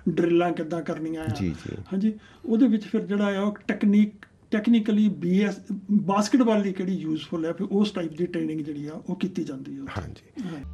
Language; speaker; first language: Punjabi; native; Punjabi